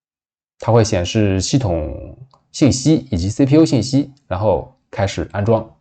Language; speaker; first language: Chinese; native; Chinese